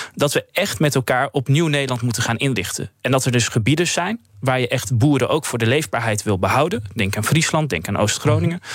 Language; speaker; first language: Dutch; native; Dutch